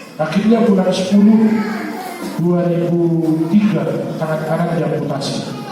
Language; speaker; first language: Indonesian; non-native, local second language; Batak Toba